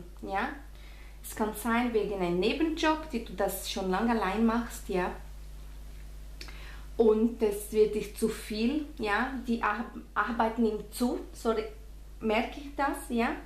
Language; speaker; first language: German; non-native, fluent; Spanish